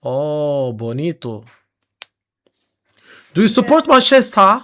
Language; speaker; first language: English; non-native, learner; Arabic